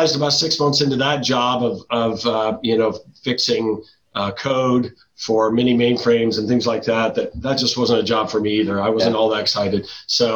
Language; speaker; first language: English; early bilingual, other home language; Dutch